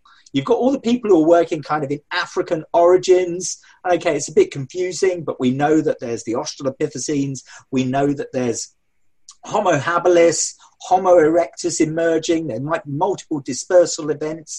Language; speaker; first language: English; native; English